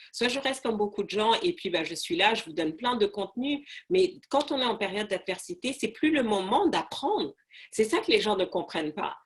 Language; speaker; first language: French; non-native, local second language; Arabic